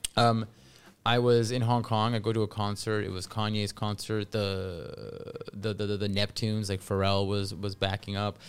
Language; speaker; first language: English; early bilingual, other home language; Russian